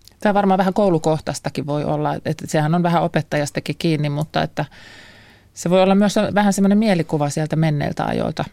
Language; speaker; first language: Finnish; native; Finnish